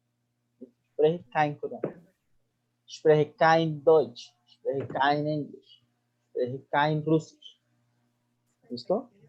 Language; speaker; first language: German; non-native, fluent; Spanish